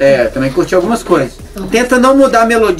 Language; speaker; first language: Portuguese; native; Portuguese